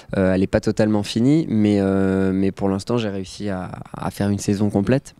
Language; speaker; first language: French; native; French